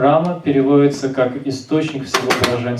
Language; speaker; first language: Russian; native; Russian